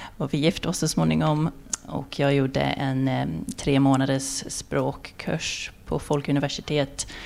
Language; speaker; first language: Swedish; non-native, fluent; English